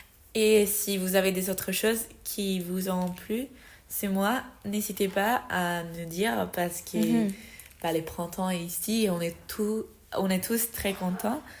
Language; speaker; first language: French; non-native, learner; Spanish